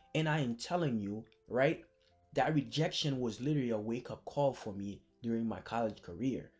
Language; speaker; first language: English; early bilingual, other home language; Haitian Creole